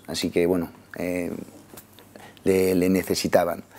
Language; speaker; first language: Spanish; non-native, fluent; French